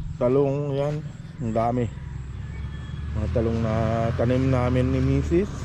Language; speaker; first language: Filipino; non-native, local second language; Iloko